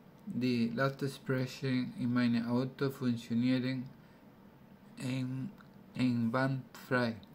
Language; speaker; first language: German; non-native, learner; Spanish